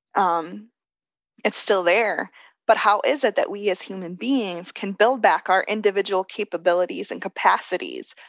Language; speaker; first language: English; native; English